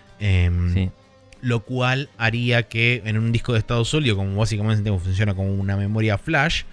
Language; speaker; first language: Spanish; native; Spanish